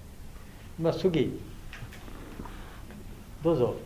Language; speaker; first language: Japanese; non-native, fluent; Bangla